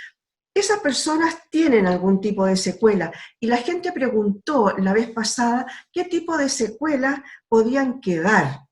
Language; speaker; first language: Spanish; native; Spanish